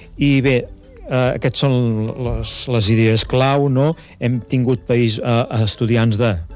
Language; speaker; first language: Catalan; native; Catalan